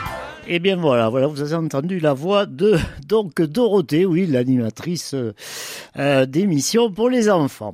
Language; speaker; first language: French; native; French